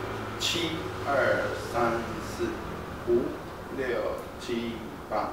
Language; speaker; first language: Chinese; native; Chinese